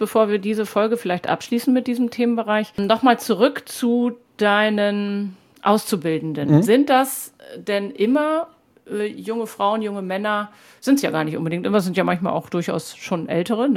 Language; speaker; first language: German; native; German